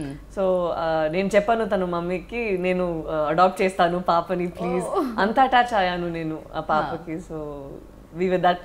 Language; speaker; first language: Telugu; non-native, learner; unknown